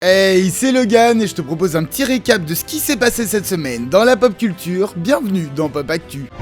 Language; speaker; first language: French; native; French